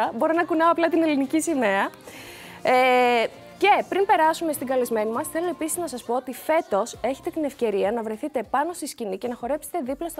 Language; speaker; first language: Greek; native; Greek